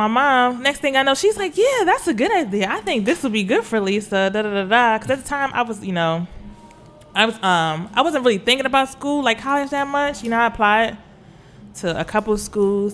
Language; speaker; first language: English; native; English